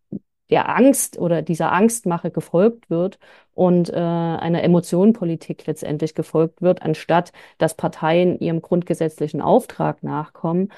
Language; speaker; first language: German; native; German